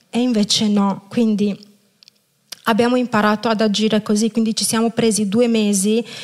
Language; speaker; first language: Italian; non-native, fluent; Romanian